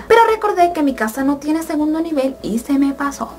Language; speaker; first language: Spanish; native; Spanish